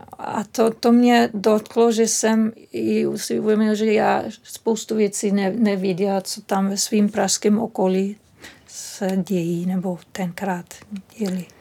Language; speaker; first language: Czech; non-native, fluent; German